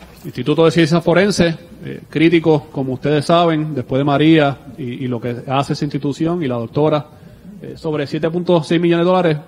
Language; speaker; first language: Spanish; native; Spanish